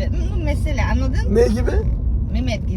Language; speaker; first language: Turkish; non-native, learner; Russian